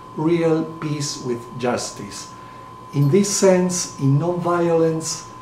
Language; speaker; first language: English; non-native, fluent; Spanish